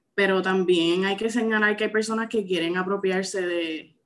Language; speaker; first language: Spanish; native; Spanish